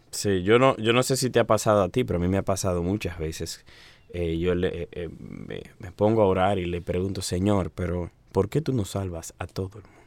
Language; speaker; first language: Spanish; native; Spanish